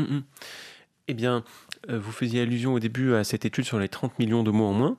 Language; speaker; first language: French; native; French